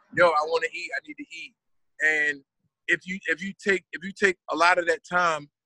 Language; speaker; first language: English; native; English